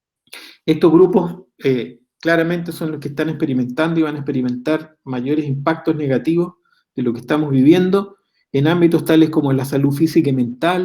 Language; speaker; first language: Spanish; native; Spanish